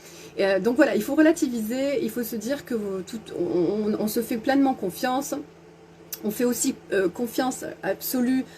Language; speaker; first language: French; native; French